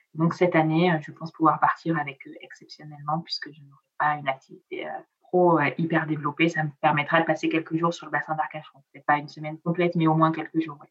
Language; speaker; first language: French; non-native, local second language; Italian